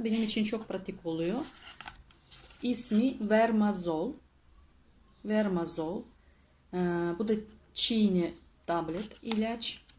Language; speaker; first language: Turkish; non-native, learner; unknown